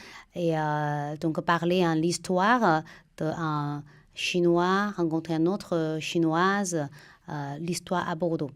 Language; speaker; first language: French; non-native, fluent; Chinese